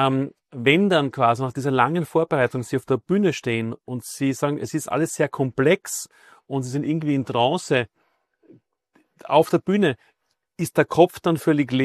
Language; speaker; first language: German; native; German